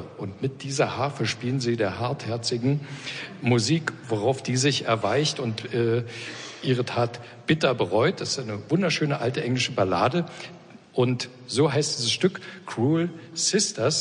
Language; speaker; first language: German; native; German